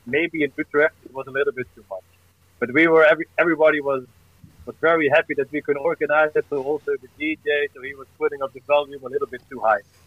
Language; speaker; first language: English; non-native, fluent; Dutch